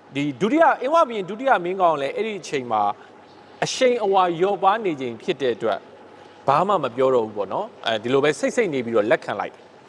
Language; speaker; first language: Burmese; native; Burmese